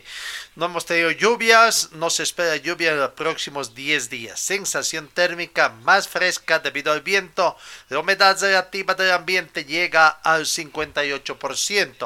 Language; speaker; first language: Spanish; native; Spanish